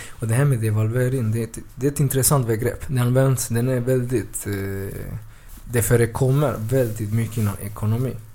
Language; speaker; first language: Swedish; early bilingual, other home language; Spanish